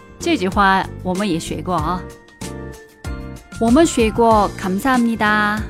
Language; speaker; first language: Chinese; non-native, fluent; Korean